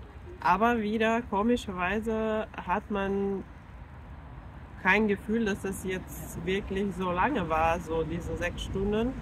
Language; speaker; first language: German; non-native, fluent; Finnish